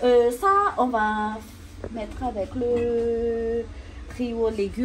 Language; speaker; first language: French; non-native, local second language; Malagasy